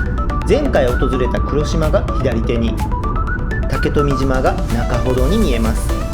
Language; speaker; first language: Japanese; native; Japanese